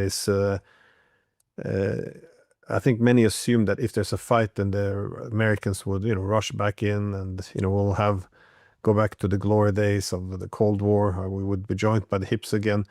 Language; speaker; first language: English; non-native, fluent; Norwegian